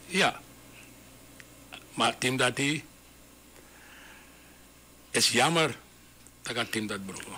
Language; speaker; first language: Dutch; non-native, local second language; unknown